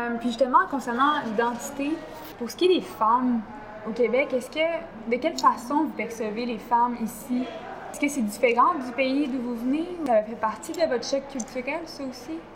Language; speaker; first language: French; native; French